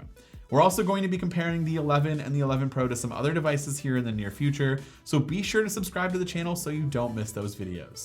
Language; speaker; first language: English; native; English